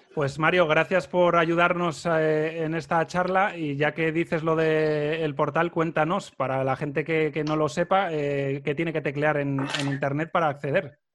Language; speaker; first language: Spanish; native; Spanish